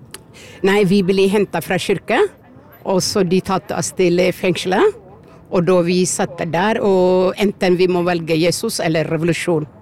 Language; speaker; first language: Norwegian; non-native, fluent; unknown